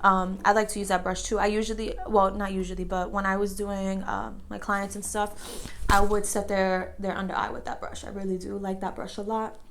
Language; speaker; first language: English; native; English